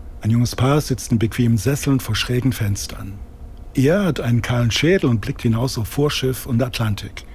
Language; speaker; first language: German; native; German